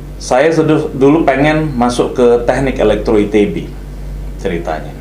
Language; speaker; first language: Indonesian; non-native, local second language; Minangkabau